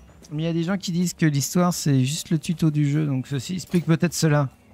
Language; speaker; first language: French; native; French